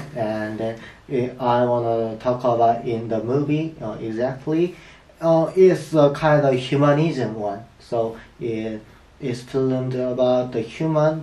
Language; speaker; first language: English; non-native, learner; Korean